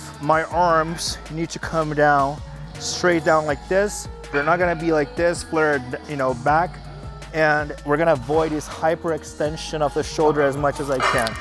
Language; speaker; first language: English; non-native, fluent; Portuguese